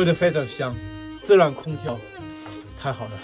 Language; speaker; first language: Chinese; non-native, fluent; German